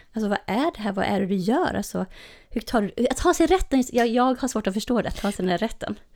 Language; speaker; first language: Swedish; native; Swedish